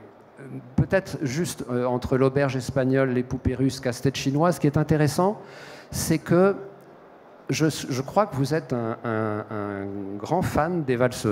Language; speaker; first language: French; native; French